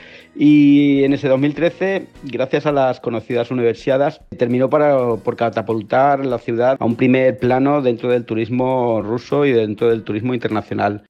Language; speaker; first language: Spanish; native; Spanish